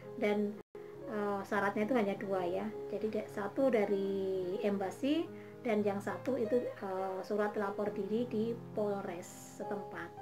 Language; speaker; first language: Indonesian; native; Indonesian